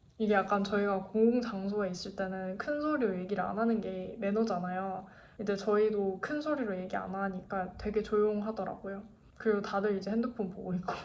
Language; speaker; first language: Korean; native; Korean